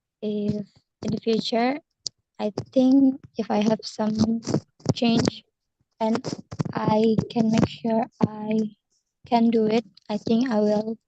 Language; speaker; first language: English; non-native, learner; Indonesian